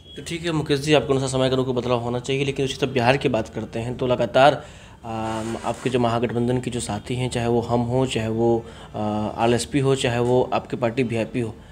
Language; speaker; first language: Hindi; native; Hindi